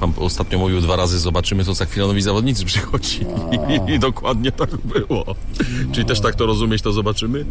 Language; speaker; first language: Polish; native; Polish